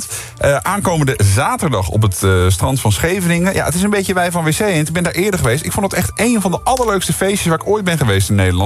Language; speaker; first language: Dutch; native; Dutch